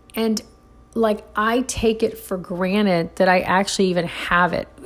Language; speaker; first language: English; early bilingual, other home language; Spanish